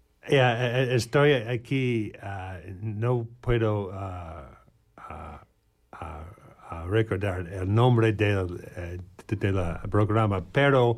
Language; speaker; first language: Spanish; non-native, learner; English